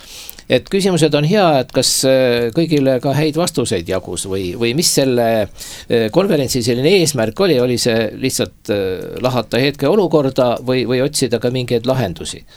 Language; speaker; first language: Estonian; native; Estonian